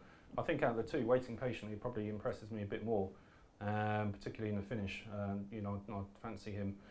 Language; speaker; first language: English; native; English